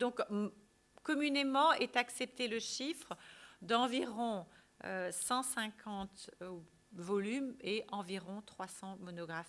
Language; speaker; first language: French; native; French